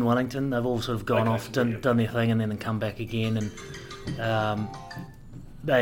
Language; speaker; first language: English; native; English